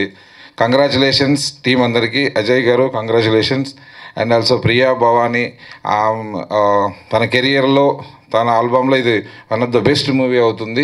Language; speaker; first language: Telugu; native; Telugu